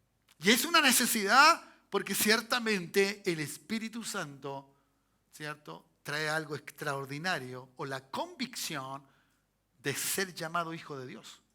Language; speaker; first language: Spanish; native; Spanish